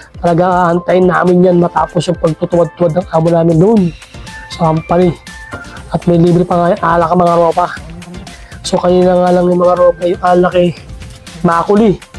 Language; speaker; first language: Filipino; native; Filipino